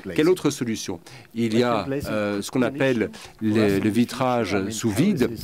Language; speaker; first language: French; non-native, fluent; German